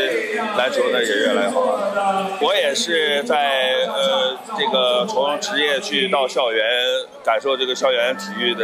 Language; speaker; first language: Chinese; native; Chinese